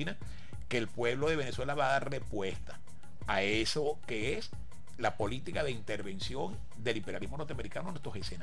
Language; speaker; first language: Spanish; native; Spanish